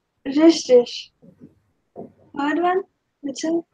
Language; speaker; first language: German; non-native, fluent; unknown